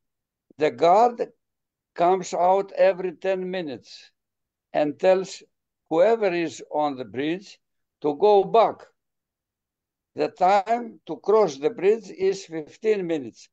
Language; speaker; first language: English; non-native, fluent; Greek